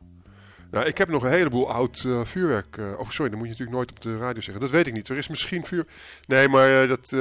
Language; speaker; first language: Dutch; native; Dutch